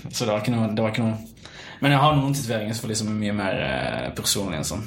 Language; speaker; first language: Norwegian; early bilingual, other home language; Bosnian